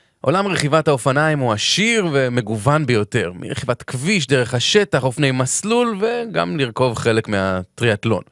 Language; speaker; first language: Hebrew; native; Hebrew